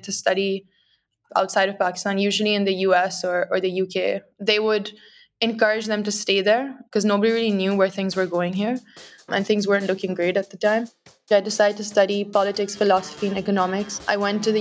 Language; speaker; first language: English; non-native, local second language; Urdu